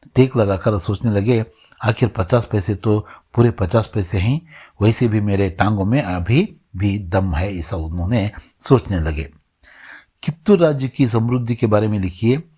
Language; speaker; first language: Hindi; non-native, local second language; Kannada